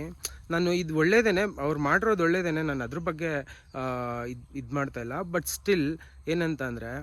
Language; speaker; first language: Kannada; native; Kannada